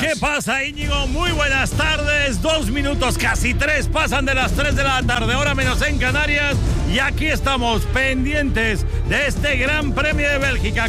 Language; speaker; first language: Spanish; native; Spanish